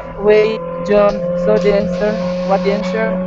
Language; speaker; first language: English; non-native, learner; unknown